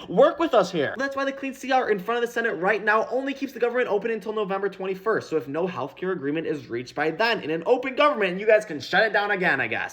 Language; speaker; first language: English; native; English